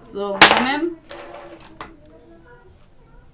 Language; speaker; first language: Haitian Creole; early bilingual, heritage; Haitian Creole